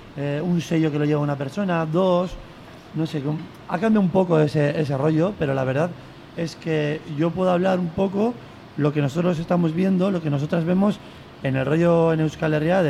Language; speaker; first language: Spanish; native; Spanish